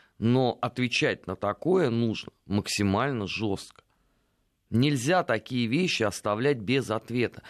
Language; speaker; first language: Russian; native; Russian